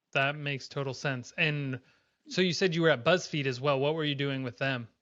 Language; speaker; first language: English; native; English